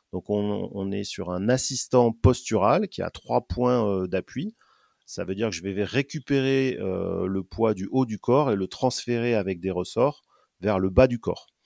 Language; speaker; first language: French; native; French